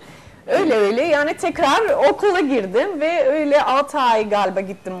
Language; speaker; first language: Turkish; non-native, fluent; Spanish